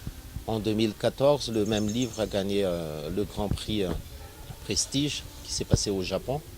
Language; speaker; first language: French; non-native, local second language; Malagasy